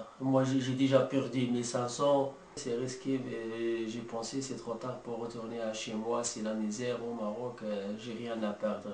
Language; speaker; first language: French; non-native, learner; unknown